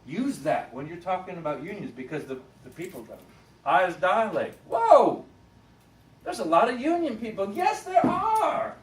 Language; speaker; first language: English; native; English